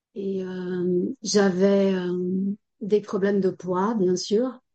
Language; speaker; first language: French; non-native, fluent; Portuguese